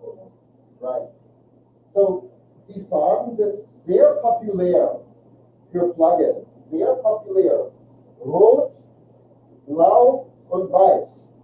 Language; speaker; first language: German; non-native, fluent; English